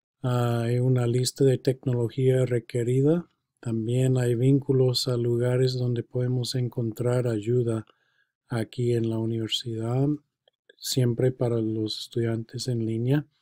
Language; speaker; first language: Spanish; non-native, fluent; English